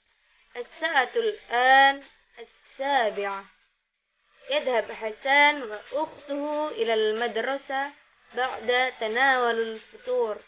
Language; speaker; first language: Arabic; non-native, learner; Indonesian